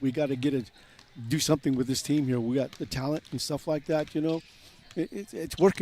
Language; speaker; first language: English; native; English